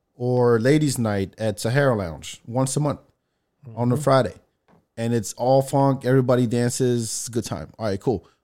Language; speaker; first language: English; non-native, fluent; French